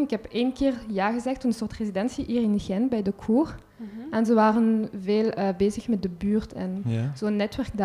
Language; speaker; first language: Dutch; non-native, local second language; French